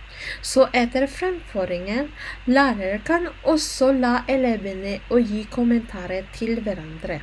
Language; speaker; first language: Norwegian; non-native, learner; Filipino